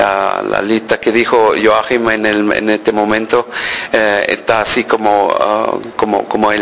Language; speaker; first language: Spanish; early bilingual, heritage; Spanish